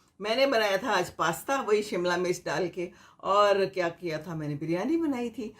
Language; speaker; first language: Urdu; native; Urdu